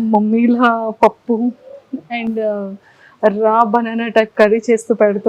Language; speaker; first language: Telugu; native; Telugu